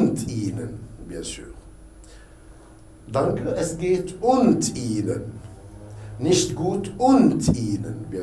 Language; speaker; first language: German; non-native, fluent; Arabic